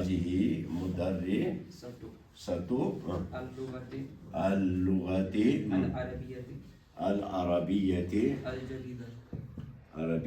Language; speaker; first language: Arabic; non-native, fluent; Kashmiri